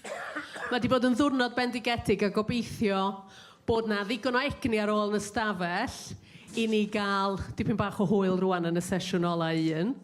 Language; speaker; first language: Welsh; native; Welsh